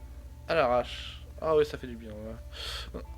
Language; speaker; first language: French; native; French